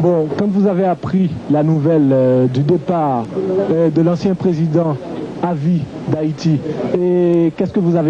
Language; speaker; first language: French; non-native, local second language; Haitian Creole